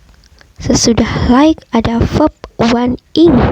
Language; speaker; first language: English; non-native, fluent; Indonesian